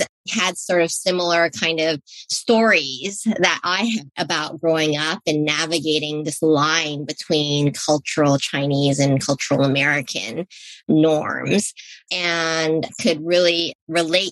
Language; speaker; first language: English; native; English